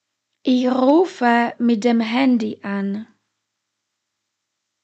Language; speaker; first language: German; non-native, fluent; Slovak